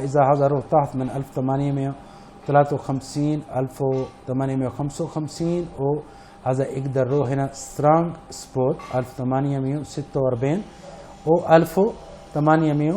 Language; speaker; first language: Arabic; non-native, learner; Urdu